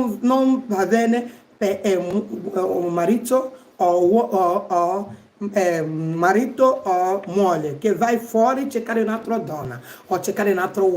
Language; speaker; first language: Italian; non-native, learner; Igbo